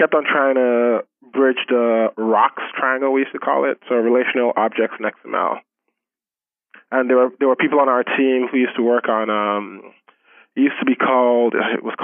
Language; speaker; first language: English; non-native, local second language; Yoruba